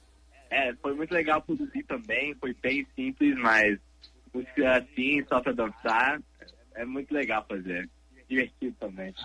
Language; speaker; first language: Portuguese; early bilingual, heritage; English